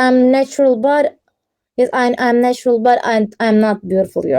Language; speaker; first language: English; non-native, learner; Turkish